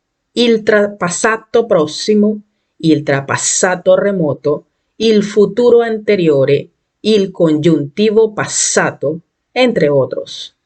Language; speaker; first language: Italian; non-native, fluent; Spanish